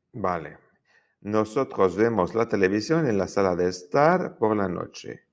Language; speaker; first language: Spanish; non-native, fluent; French